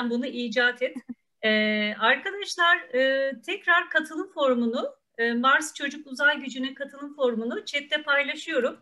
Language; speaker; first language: Turkish; native; Turkish